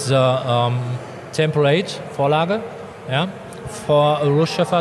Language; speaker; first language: English; non-native, learner; German